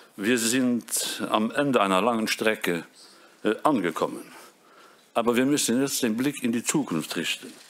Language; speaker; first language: German; non-native, local second language; Luxembourgish